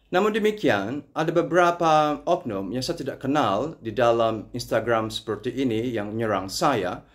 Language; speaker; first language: Indonesian; non-native, fluent; Italian